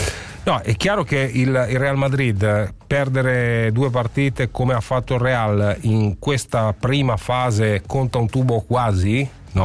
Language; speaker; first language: Italian; native; Italian